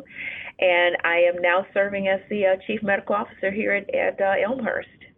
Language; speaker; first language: English; native; English